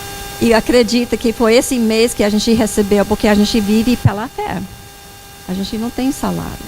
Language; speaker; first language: Portuguese; non-native, fluent; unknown